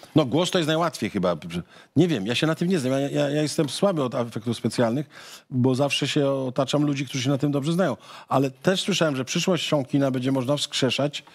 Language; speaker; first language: Polish; native; Polish